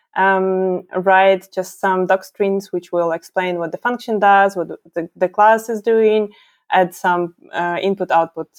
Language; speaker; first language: English; non-native, fluent; Ukrainian